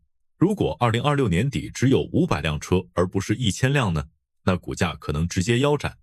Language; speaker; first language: Chinese; native; Chinese